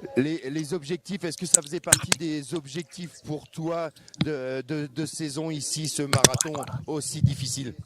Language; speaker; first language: French; native; French